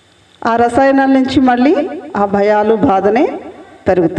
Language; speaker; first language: Telugu; native; Telugu